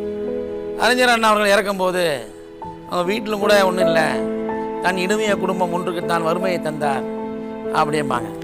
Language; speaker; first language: Tamil; native; Tamil